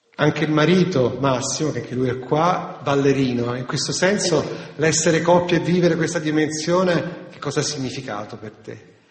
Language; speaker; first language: Italian; native; Italian